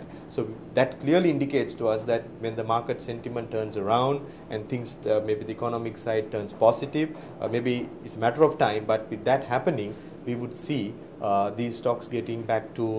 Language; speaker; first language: English; non-native, local second language; Sinhala